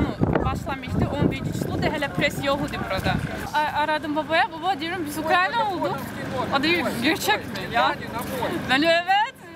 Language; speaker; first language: Turkish; early bilingual, heritage; Turkish